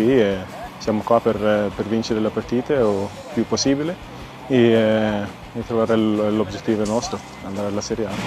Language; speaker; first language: Italian; non-native, learner; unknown